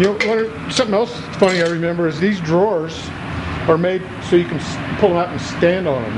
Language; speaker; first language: English; native; English